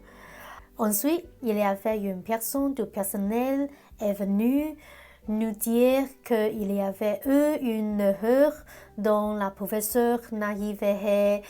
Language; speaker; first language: French; non-native, learner; Cantonese